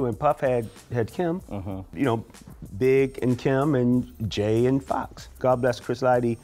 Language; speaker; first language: English; native; English